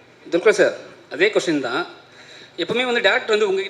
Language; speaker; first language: Tamil; native; Tamil